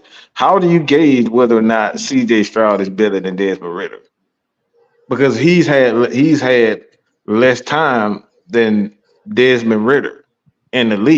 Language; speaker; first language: English; native; English